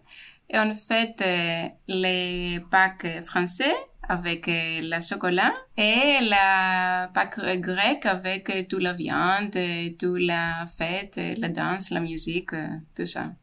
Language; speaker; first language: French; non-native, fluent; Greek